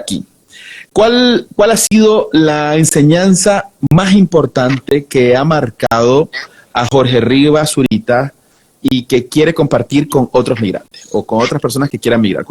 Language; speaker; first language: Spanish; native; Spanish